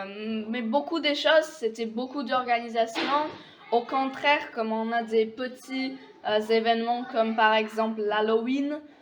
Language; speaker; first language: French; non-native, fluent; Polish